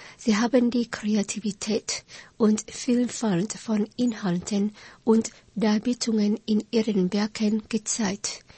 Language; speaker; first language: German; non-native, fluent; Vietnamese